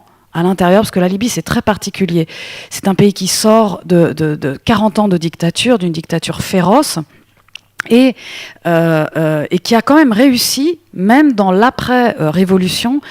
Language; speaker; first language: French; native; French